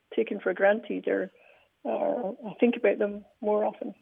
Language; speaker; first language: English; native; English